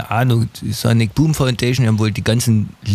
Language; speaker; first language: German; native; German